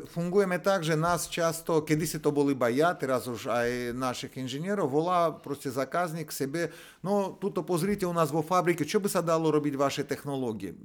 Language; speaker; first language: Slovak; non-native, fluent; Russian